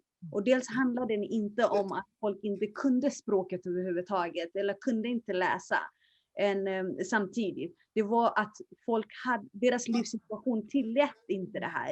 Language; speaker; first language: Swedish; early bilingual, other home language; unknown